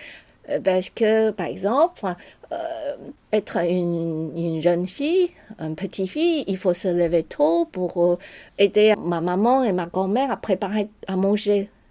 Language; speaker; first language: French; non-native, fluent; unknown